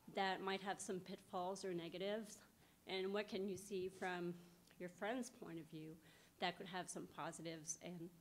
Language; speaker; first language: English; native; English